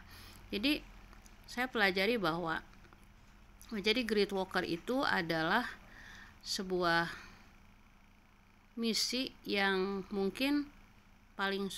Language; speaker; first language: Indonesian; native; Indonesian